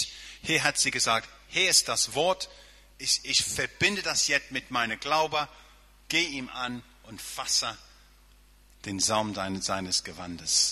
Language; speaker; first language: German; non-native, fluent; English